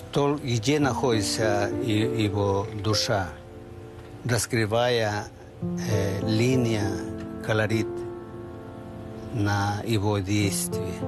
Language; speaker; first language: Russian; non-native, learner; Spanish